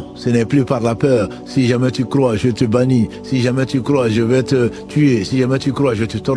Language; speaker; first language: French; native; French